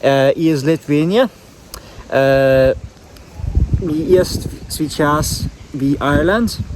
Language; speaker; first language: Russian; non-native, learner; English